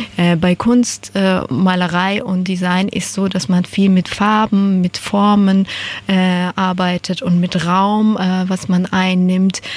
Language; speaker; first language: German; non-native, fluent; Persian